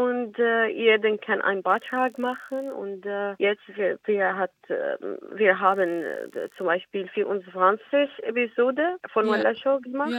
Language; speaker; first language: German; non-native, learner; Arabic